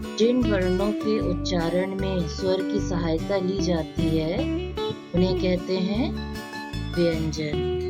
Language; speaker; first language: Hindi; native; Hindi